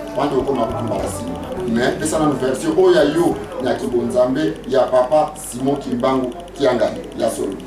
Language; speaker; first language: Lingala; native; Lingala